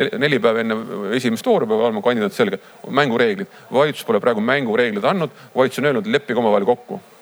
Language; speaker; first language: Estonian; native; Estonian